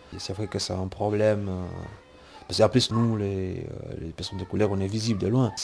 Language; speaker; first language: French; non-native, local second language; Rundi